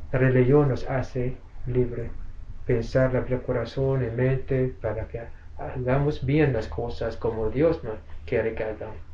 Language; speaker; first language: Spanish; non-native, fluent; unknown